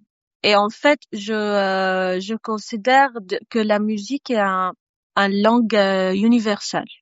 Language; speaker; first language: French; non-native, fluent; Arabic